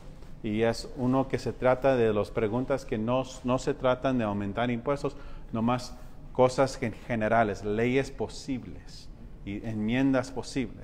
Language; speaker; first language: Spanish; early bilingual, heritage; Spanish